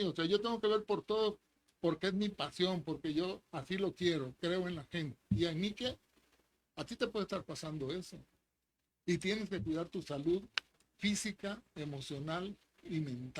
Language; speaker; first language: Spanish; native; Spanish